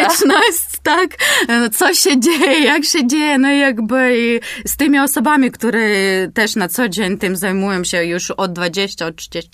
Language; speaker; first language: Polish; non-native, learner; Ukrainian